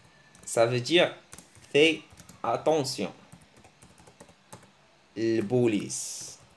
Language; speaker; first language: French; early bilingual, other home language; Arabic